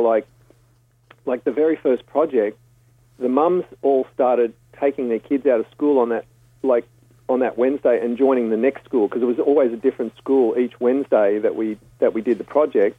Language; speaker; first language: English; native; English